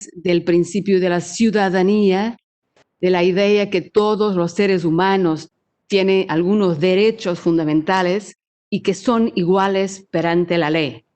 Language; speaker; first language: Spanish; non-native, fluent; Portuguese